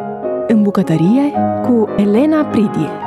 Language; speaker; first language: Romanian; native; Romanian